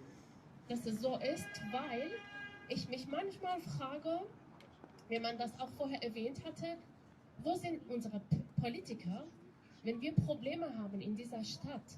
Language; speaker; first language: German; non-native, fluent; Persian